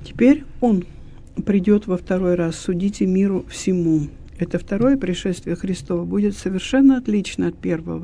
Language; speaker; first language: Russian; native; Russian